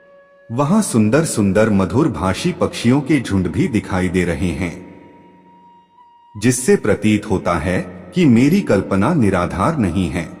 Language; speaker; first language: Hindi; native; Hindi